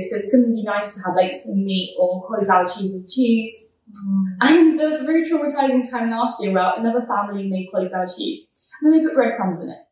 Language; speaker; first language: English; non-native, fluent; Polish